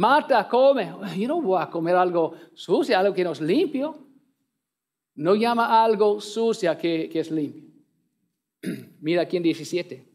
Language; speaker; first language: Spanish; non-native, learner; English